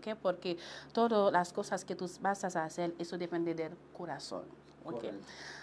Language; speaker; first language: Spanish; non-native, local second language; Haitian Creole